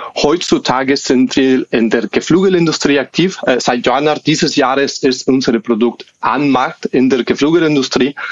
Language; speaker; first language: German; non-native, fluent; Spanish